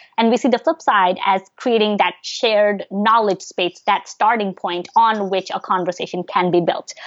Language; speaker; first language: English; early bilingual, other home language; Bangla